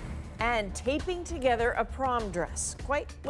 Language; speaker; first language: English; native; English